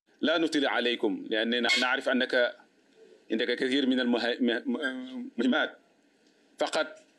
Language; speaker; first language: Arabic; non-native, fluent; Wolof